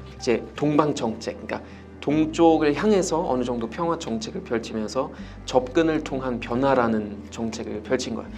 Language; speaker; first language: Korean; non-native, fluent; German